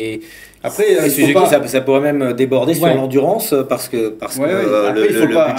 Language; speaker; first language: French; native; French